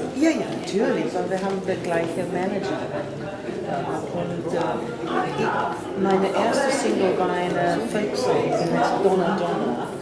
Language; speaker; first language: German; non-native, learner; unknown